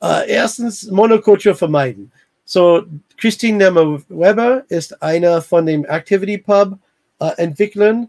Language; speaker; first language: German; non-native, learner; English